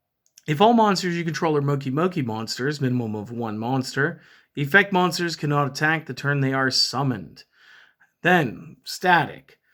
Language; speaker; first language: English; native; English